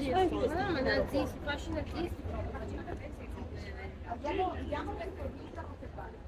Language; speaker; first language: Italian; non-native, learner; Czech